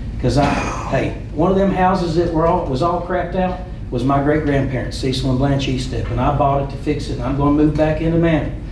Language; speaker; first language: English; native; English